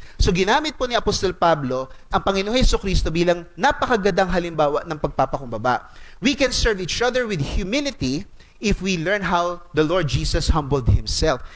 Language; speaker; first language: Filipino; non-native, local second language; Cebuano